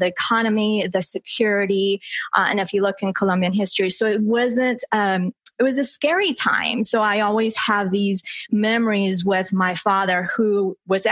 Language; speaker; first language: English; early bilingual, other home language; Spanish